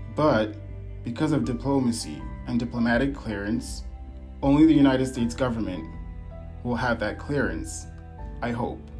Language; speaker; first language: English; native; English